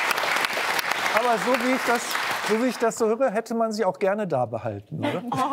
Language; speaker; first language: German; native; German